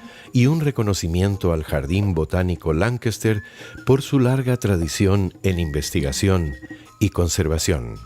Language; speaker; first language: Spanish; native; Spanish